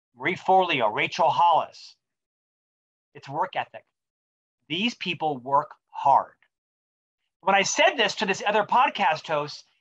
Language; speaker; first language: English; native; English